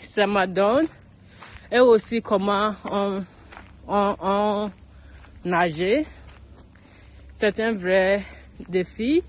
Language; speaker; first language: French; non-native, learner; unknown